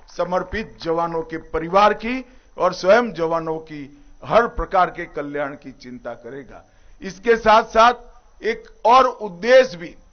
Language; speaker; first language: Hindi; non-native, local second language; Gujarati